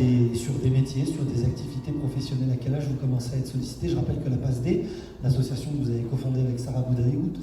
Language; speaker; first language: French; native; French